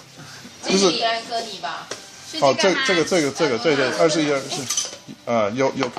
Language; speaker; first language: Chinese; non-native, fluent; English